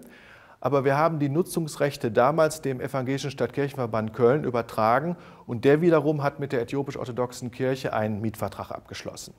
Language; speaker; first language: German; native; German